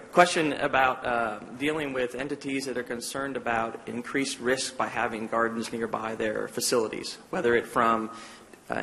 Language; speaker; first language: English; native; English